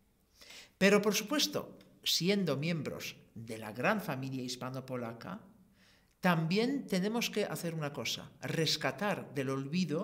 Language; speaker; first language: Spanish; non-native, fluent; Polish